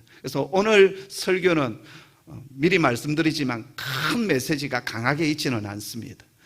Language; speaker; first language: Korean; native; Korean